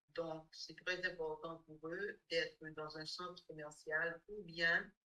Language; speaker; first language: French; non-native, fluent; English